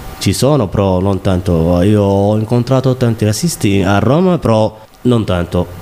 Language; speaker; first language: Italian; non-native, learner; Somali